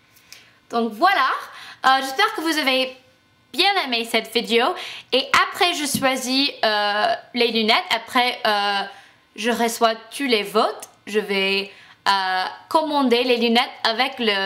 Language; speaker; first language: French; non-native, fluent; English